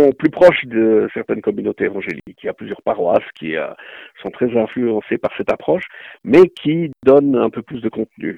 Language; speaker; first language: French; native; French